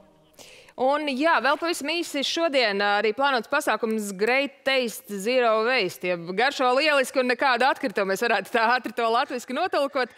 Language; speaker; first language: Latvian; native; Latvian